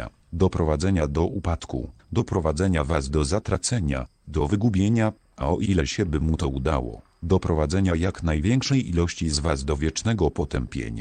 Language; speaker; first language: Polish; native; Polish